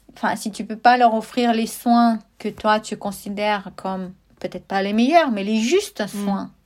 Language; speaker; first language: French; non-native, fluent; Russian